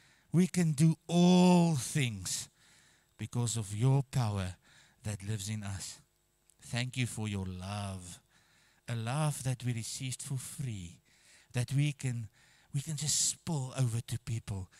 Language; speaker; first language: English; non-native, local second language; Afrikaans